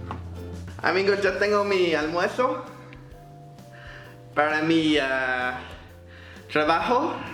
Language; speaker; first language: Spanish; non-native, fluent; English